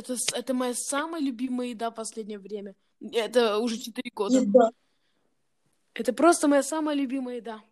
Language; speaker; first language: Russian; early bilingual, heritage; Russian